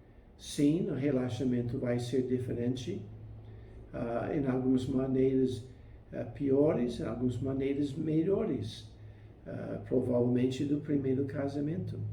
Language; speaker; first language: Portuguese; non-native, fluent; English